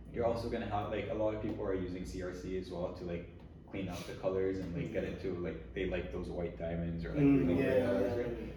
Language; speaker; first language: English; early bilingual, other home language; Arabic